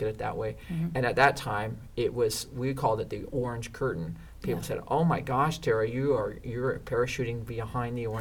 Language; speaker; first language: English; native; English